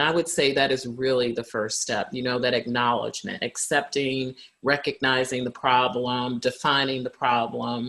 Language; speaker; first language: English; native; English